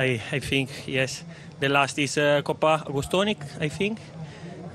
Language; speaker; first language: English; non-native, learner; Italian